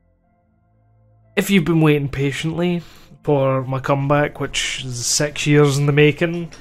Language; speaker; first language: English; native; English